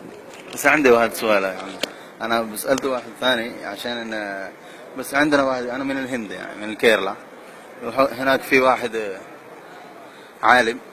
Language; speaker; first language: Arabic; non-native, learner; Malayalam